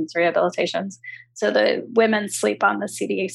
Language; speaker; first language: English; native; English